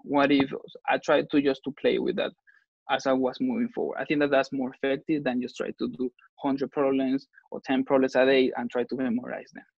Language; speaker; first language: English; non-native, fluent; Spanish